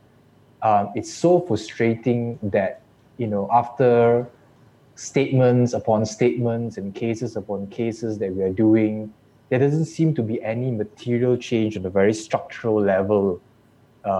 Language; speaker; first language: English; non-native, local second language; Chinese